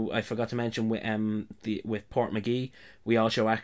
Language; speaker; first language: English; native; English